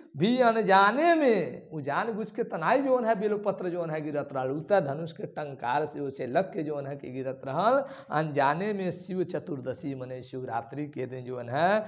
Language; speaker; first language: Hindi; native; Hindi